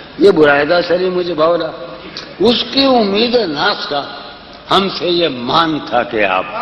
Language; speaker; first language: Urdu; native; Urdu